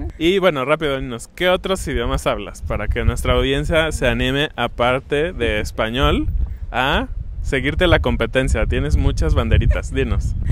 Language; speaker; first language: Spanish; native; Spanish